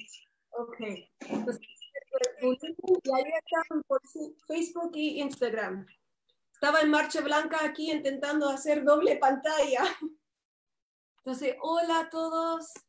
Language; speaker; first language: Spanish; non-native, fluent; English